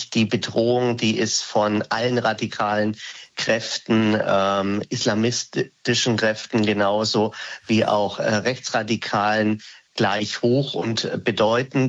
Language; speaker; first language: German; native; German